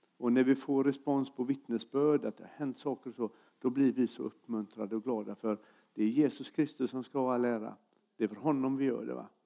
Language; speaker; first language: Swedish; native; Swedish